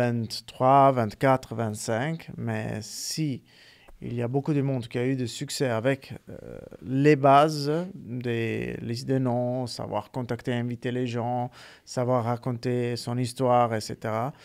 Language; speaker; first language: French; non-native, fluent; Italian